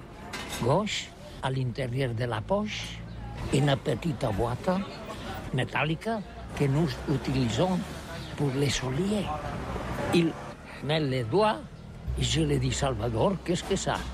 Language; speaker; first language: French; non-native, learner; Catalan